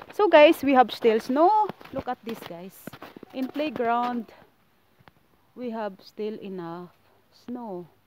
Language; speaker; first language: English; non-native, local second language; Filipino